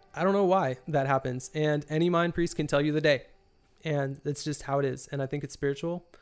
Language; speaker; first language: English; early bilingual, heritage; English